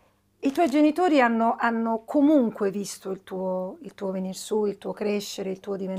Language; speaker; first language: Italian; native; Italian